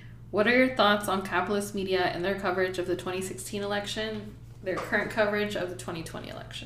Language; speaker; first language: English; early bilingual, other home language; Spanish